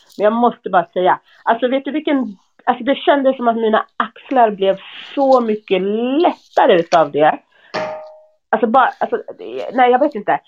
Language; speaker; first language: Swedish; native; Swedish